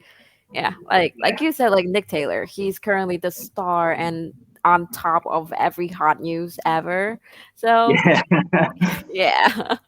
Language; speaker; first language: English; non-native, fluent; Khmer